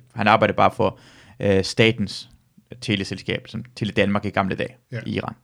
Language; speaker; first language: Danish; early bilingual, other home language; Persian